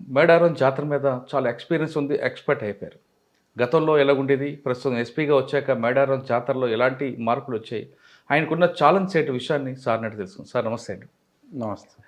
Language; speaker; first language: Telugu; native; Telugu